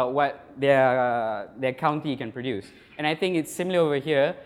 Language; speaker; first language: English; non-native, local second language; Malay